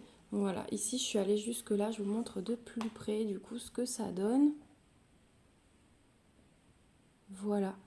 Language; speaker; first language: French; native; French